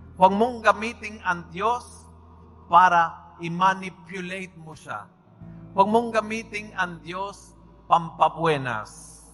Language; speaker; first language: Filipino; non-native, fluent; Spanish